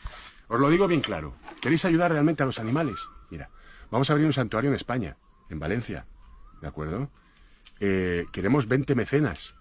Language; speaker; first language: Spanish; native; Spanish